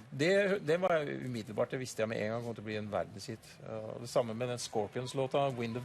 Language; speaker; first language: Norwegian; native; Norwegian